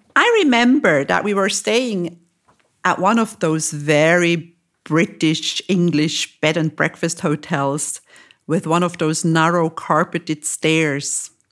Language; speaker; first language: English; non-native, fluent; German